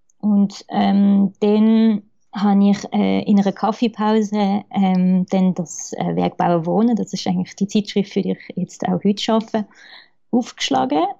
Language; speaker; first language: German; early bilingual, other home language; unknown